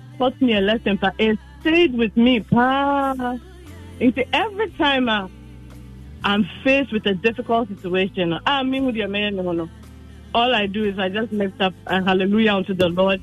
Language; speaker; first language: English; non-native, local second language; Akan